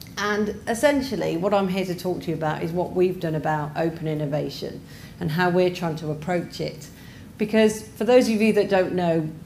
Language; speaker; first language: English; native; English